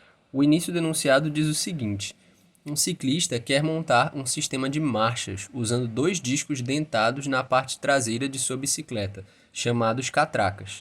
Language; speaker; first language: Portuguese; native; Portuguese